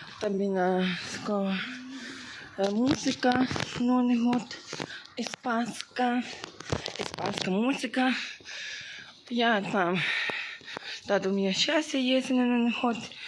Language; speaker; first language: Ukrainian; non-native, local second language; Russian